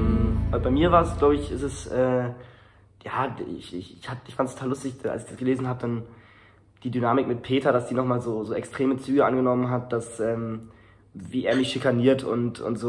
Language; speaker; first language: German; native; German